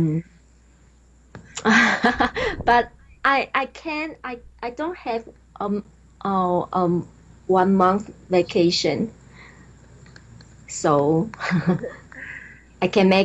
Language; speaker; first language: English; non-native, learner; Chinese